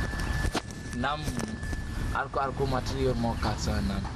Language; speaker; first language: Nepali; non-native, learner; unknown